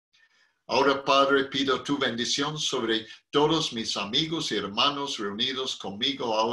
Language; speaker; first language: Spanish; non-native, fluent; English